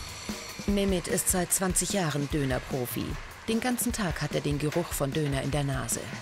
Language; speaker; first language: German; native; German